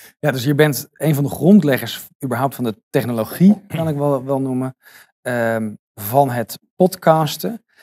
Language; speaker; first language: Dutch; native; Dutch